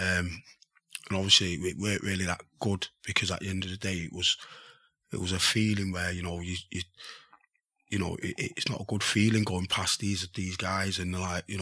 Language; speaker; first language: English; native; English